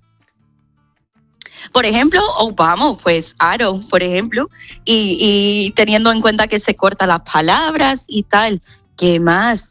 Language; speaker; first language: Spanish; non-native, fluent; English